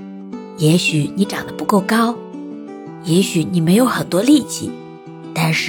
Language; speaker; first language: Chinese; native; Chinese